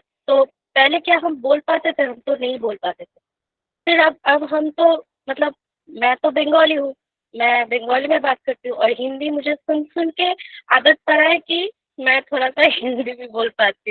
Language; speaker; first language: Hindi; non-native, local second language; Bangla